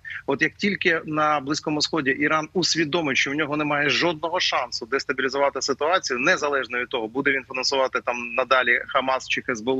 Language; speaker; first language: Ukrainian; native; Ukrainian